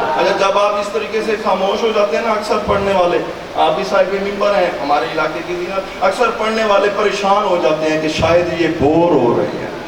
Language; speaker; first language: Urdu; non-native, local second language; Saraiki